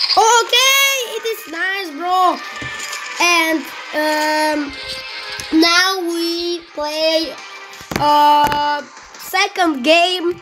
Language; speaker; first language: English; non-native, learner; Russian